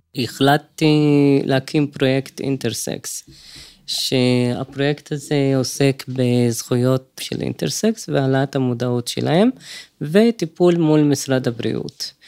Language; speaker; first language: Hebrew; native; Hebrew